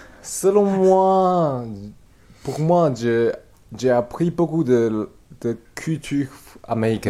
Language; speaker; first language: French; non-native, learner; Chinese